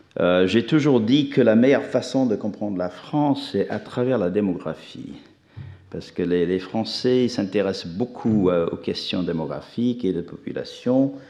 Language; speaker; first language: French; non-native, fluent; English